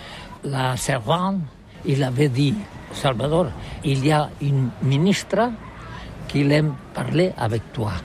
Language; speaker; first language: French; non-native, learner; Catalan